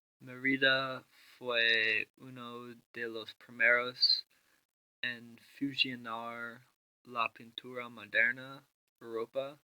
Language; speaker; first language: Spanish; non-native, learner; English